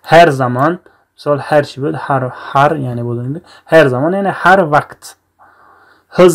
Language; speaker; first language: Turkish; non-native, fluent; Tajik